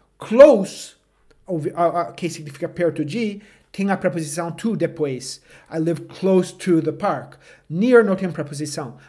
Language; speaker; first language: Portuguese; non-native, fluent; English